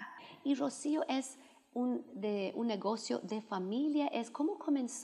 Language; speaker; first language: Spanish; non-native, fluent; English